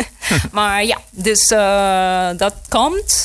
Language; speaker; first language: Dutch; non-native, learner; Spanish